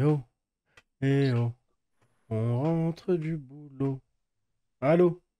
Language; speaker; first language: French; native; French